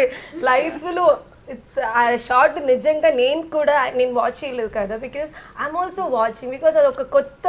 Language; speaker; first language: Telugu; non-native, learner; Malayalam